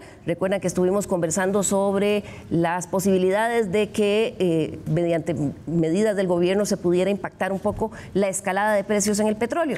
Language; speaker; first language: Spanish; native; Spanish